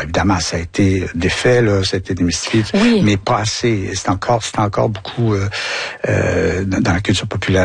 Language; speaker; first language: French; native; French